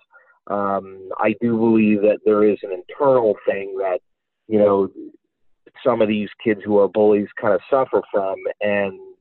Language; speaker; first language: English; native; English